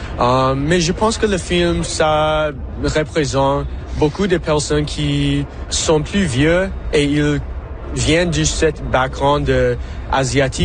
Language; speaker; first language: French; non-native, local second language; English